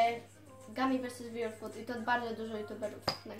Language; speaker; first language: Polish; early bilingual, heritage; Polish